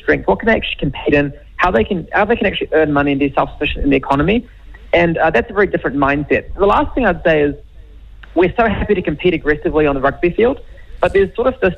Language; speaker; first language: English; native; English